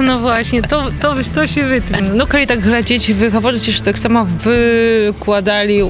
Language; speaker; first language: Polish; non-native, learner; Belarusian